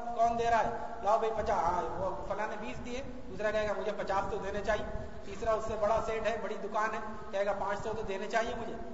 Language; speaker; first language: Urdu; native; Urdu